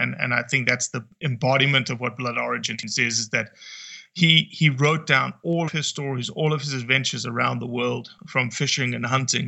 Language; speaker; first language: English; native; English